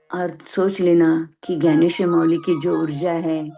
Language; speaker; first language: Hindi; non-native, local second language; Marathi